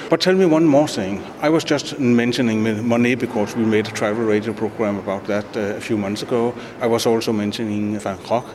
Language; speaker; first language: English; non-native, fluent; Danish